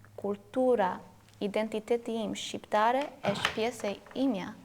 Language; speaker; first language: Albanian; early bilingual, heritage; Albanian